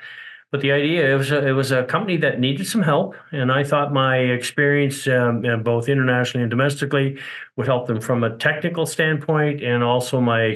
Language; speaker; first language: English; native; English